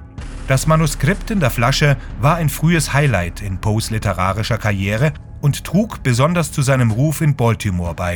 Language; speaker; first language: German; native; German